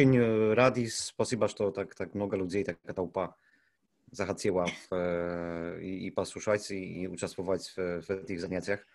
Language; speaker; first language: Russian; non-native, learner; Polish